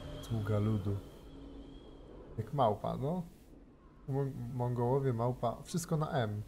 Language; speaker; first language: Polish; native; Polish